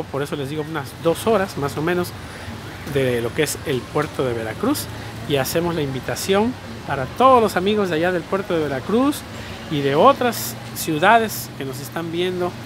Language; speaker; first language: Spanish; native; Spanish